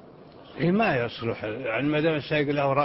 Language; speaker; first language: Arabic; native; Arabic